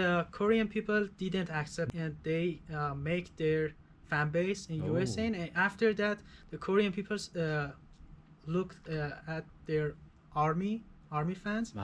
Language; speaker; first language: English; non-native, fluent; Persian